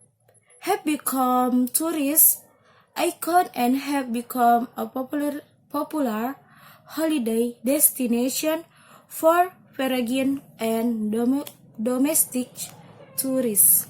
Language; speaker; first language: English; non-native, learner; Indonesian